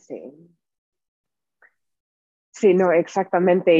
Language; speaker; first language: Spanish; non-native, fluent; English